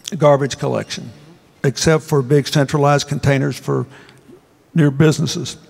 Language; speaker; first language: English; native; English